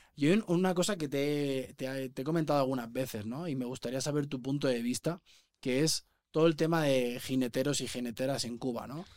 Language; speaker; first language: Spanish; native; Spanish